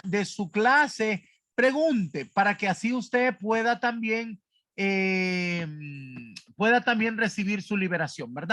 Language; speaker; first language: Spanish; native; Spanish